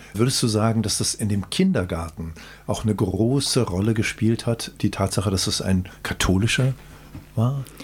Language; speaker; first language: German; native; German